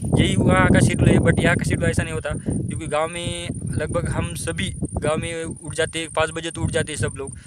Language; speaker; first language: Hindi; non-native, local second language; Marathi